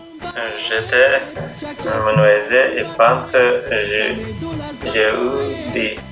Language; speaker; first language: French; non-native, learner; Persian